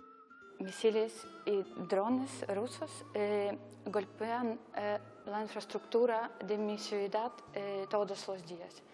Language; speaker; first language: Spanish; non-native, learner; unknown